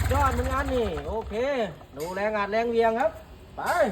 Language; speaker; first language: Thai; native; Thai